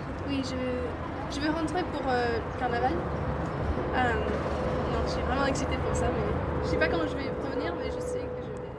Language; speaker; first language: French; non-native, fluent; English